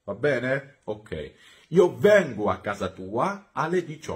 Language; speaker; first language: Italian; non-native, fluent; Georgian